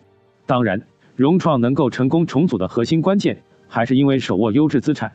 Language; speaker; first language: Chinese; native; Chinese